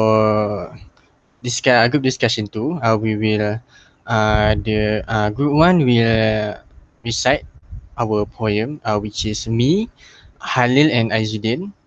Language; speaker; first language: English; non-native, local second language; Malay